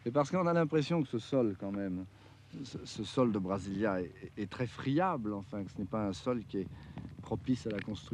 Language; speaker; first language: French; native; French